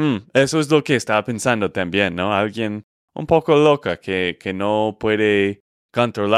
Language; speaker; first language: Spanish; non-native, fluent; English